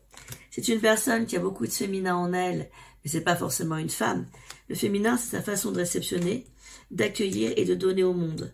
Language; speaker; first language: French; native; French